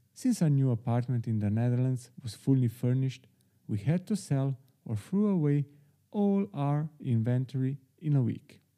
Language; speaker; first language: English; non-native, fluent; Slovenian